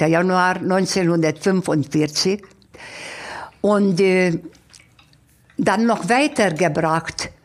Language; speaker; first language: German; non-native, fluent; Hungarian